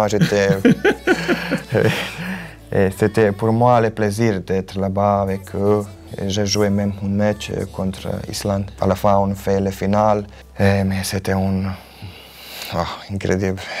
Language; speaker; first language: French; non-native, learner; Croatian